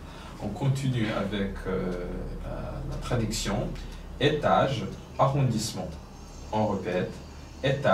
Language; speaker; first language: French; non-native, fluent; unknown